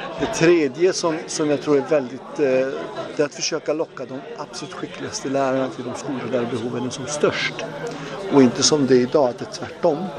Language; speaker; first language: Swedish; early bilingual, other home language; Turoyo